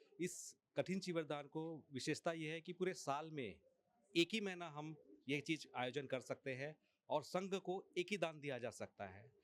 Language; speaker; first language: Hindi; non-native, local second language; Marathi